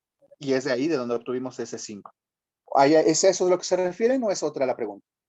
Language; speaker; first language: Spanish; native; Spanish